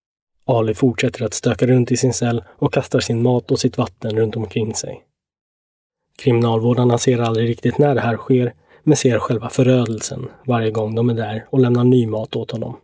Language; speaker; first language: Swedish; native; Swedish